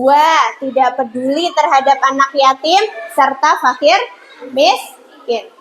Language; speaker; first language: Indonesian; native; Indonesian